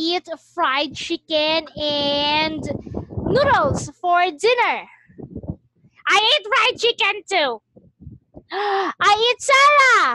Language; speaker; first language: English; non-native, fluent; Filipino